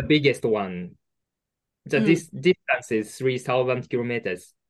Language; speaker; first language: English; non-native, learner; Japanese